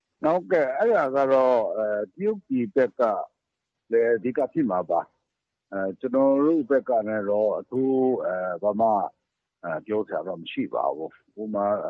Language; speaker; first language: Burmese; non-native, local second language; Kachin